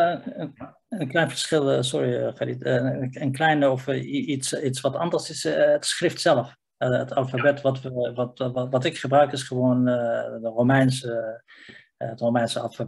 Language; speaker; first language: Dutch; non-native, fluent; Riffian